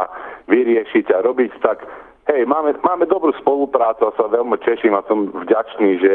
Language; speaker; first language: Slovak; early bilingual, heritage; Slovak